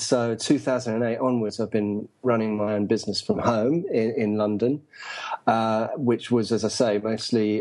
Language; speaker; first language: English; native; English